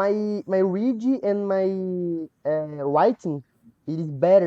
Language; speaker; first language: English; non-native, learner; Portuguese